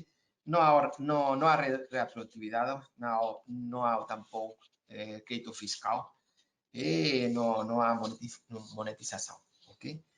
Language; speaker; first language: Portuguese; non-native, learner; Spanish